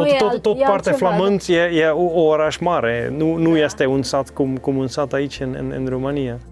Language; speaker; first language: Romanian; non-native, learner; Dutch